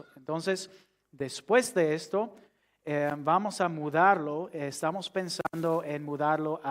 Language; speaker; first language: Spanish; non-native, fluent; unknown